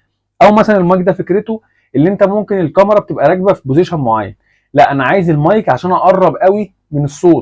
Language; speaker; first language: Arabic; native; Arabic